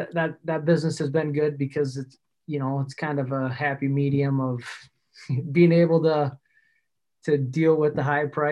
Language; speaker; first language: English; native; English